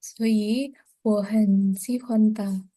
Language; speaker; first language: Chinese; non-native, learner; Indonesian